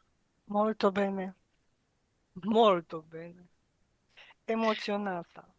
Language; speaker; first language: Italian; non-native, learner; Romanian